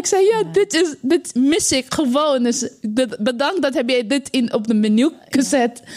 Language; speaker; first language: Dutch; non-native, learner; Bangla